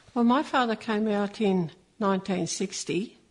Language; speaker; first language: English; early bilingual, other home language; Maltese